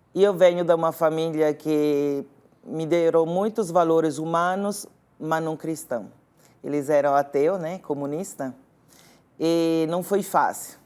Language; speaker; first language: Portuguese; non-native, fluent; Italian